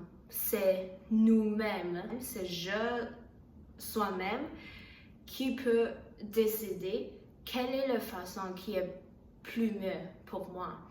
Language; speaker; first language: French; non-native, learner; Chinese